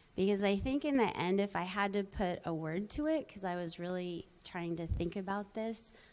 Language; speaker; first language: English; native; English